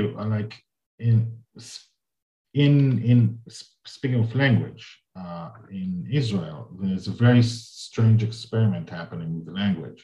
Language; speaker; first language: English; non-native, fluent; Hebrew